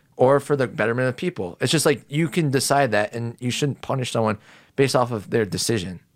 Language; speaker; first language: English; native; English